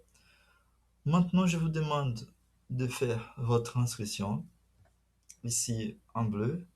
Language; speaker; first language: French; non-native, fluent; Portuguese